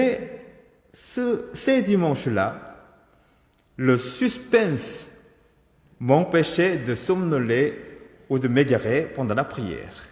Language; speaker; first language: French; non-native, fluent; Korean